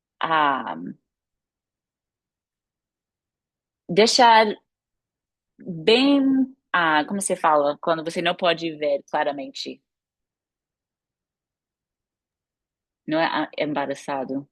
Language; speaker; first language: Portuguese; non-native, fluent; English